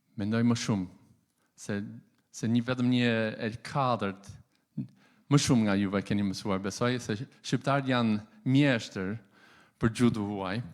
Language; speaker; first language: Albanian; non-native, fluent; English